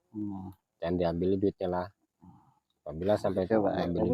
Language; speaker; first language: Indonesian; non-native, local second language; Banjar